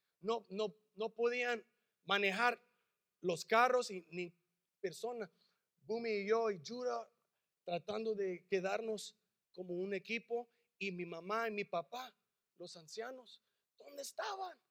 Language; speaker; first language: Spanish; early bilingual, heritage; English